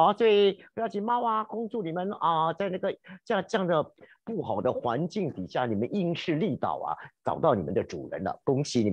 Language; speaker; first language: Chinese; native; Chinese